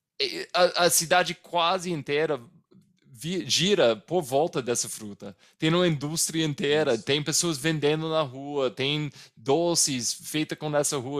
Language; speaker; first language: Portuguese; non-native, fluent; English